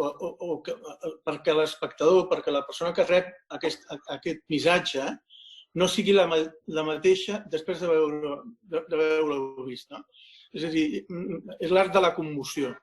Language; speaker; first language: Catalan; non-native, local second language; Spanish